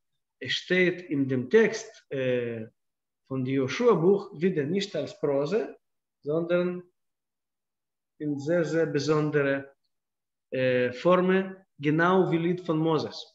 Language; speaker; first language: German; non-native, fluent; Russian